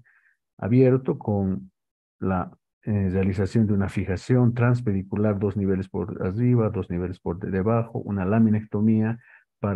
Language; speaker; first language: Spanish; native; Spanish